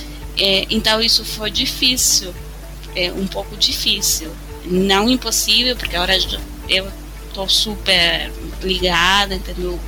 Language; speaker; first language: Portuguese; non-native, fluent; Spanish